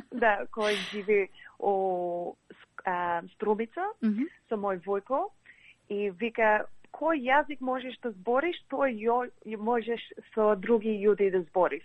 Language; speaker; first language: Macedonian; early bilingual, heritage; English